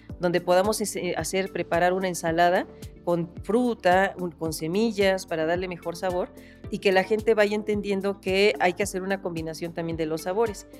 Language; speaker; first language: Spanish; native; Spanish